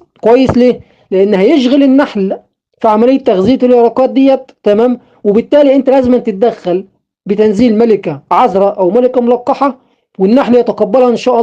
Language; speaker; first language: Arabic; native; Arabic